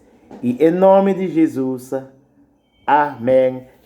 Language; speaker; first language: Portuguese; non-native, learner; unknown